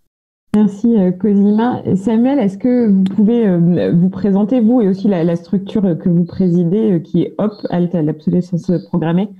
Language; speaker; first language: French; native; French